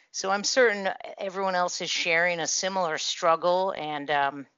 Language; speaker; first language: English; native; English